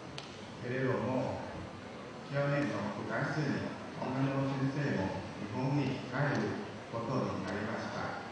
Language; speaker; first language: Japanese; non-native, learner; Lao